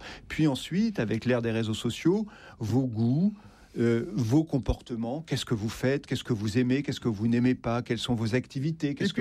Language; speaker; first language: French; native; French